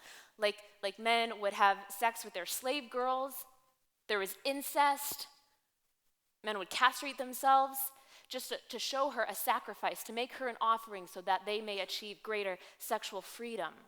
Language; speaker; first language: English; native; English